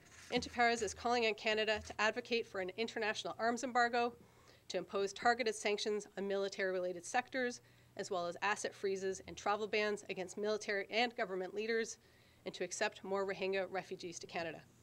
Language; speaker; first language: English; native; English